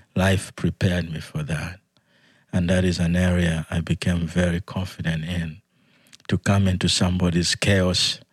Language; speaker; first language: English; non-native, fluent; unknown